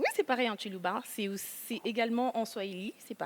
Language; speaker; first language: French; non-native, local second language; Lingala